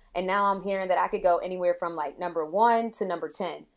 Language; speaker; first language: English; native; English